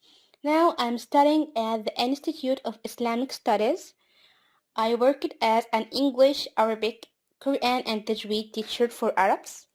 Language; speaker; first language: English; non-native, fluent; Arabic